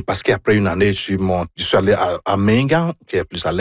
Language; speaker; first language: French; non-native, fluent; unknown